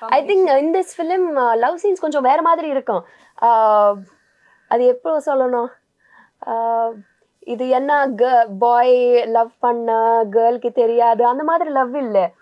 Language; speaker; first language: Tamil; non-native, learner; Telugu